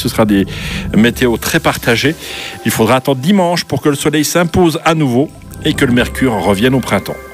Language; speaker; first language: French; native; French